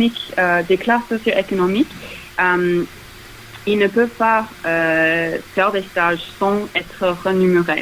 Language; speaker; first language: French; non-native, fluent; English